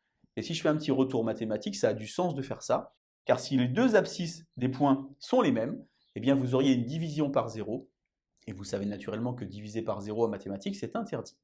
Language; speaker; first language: French; native; French